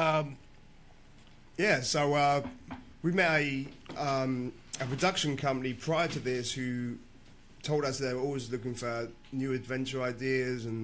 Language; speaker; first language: English; native; English